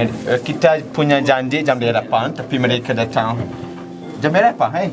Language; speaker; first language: Indonesian; non-native, learner; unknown